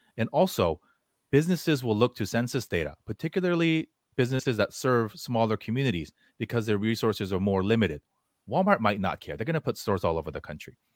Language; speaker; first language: English; early bilingual, other home language; Korean